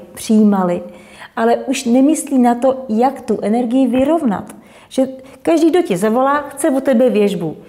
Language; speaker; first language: Czech; native; Czech